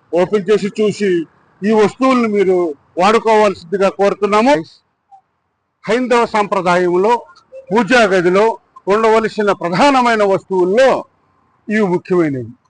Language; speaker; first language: Telugu; native; Telugu